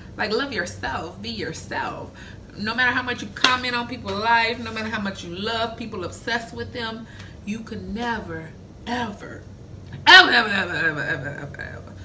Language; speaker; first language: English; native; English